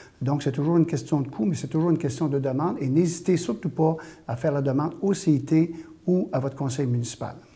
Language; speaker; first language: French; native; French